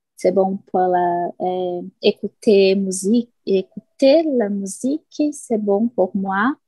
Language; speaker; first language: French; non-native, learner; Portuguese